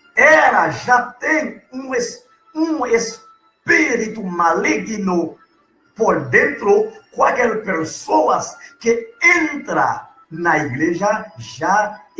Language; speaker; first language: Portuguese; non-native, learner; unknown